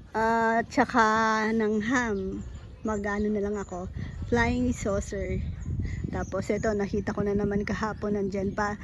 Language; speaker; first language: Filipino; native; Filipino